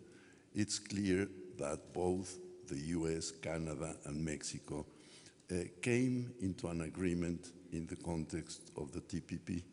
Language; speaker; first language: English; non-native, fluent; Spanish